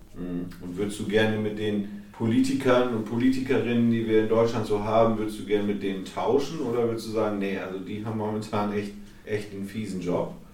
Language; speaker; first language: German; native; German